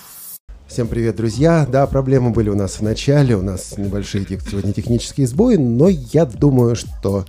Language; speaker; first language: Russian; native; Russian